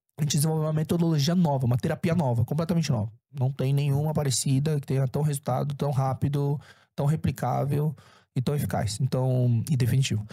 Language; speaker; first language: Portuguese; early bilingual, other home language; Korean